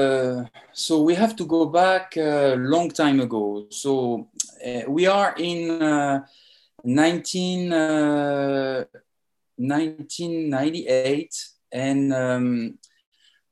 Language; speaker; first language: English; non-native, fluent; French